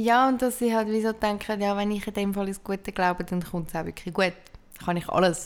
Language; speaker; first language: German; native; German